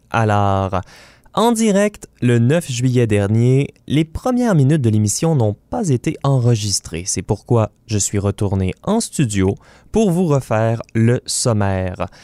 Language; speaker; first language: French; native; French